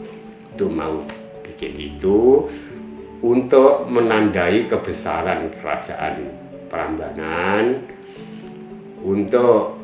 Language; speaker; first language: Indonesian; non-native, local second language; Javanese